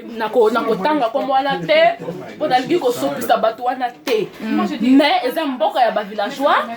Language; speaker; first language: Lingala; non-native, learner; French